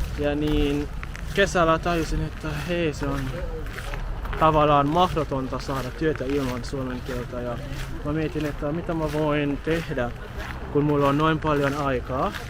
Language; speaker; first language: Finnish; non-native, fluent; English